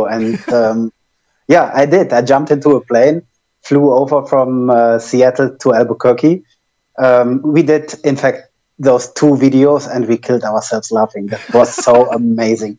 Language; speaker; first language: English; non-native, fluent; German